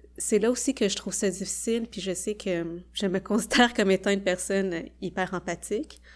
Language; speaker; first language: French; early bilingual, other home language; Khmer